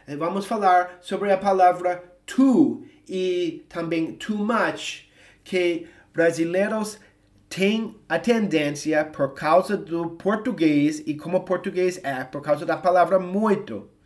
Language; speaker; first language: Portuguese; non-native, fluent; English